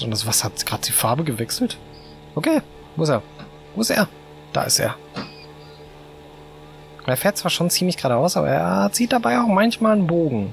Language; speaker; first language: German; native; German